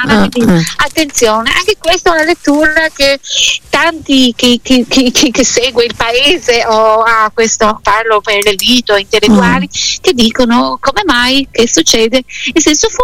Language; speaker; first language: Italian; non-native, fluent; Albanian